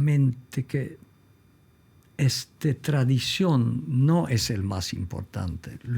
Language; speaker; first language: Spanish; non-native, fluent; Dutch